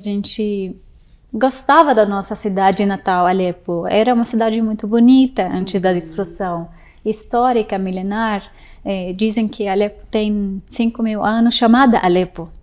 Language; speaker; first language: Portuguese; non-native, fluent; Arabic